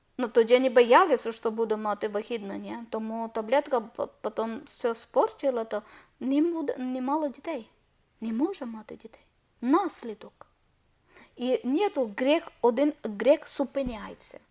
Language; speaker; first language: Ukrainian; non-native, learner; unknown